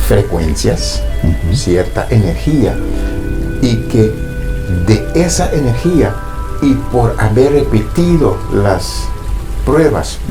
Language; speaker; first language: Spanish; non-native, fluent; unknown